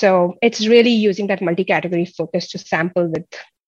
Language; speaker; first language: English; non-native, local second language; Hindi